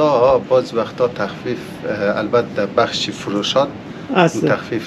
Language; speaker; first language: Persian; native; Persian